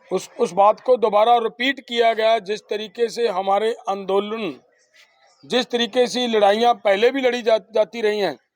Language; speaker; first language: Hindi; non-native, local second language; Punjabi